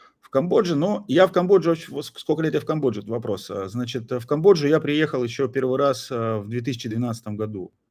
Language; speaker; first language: Russian; native; Russian